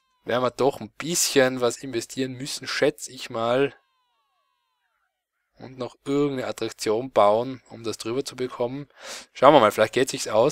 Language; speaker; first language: German; native; German